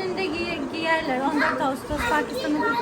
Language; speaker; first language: Turkish; non-native, fluent; Urdu